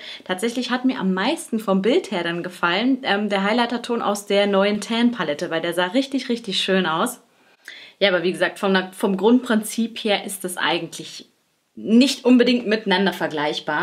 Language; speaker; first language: German; native; German